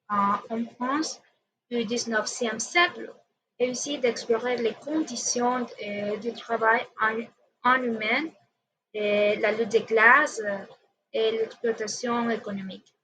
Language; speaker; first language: French; non-native, learner; Spanish